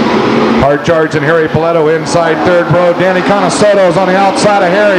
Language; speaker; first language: English; native; English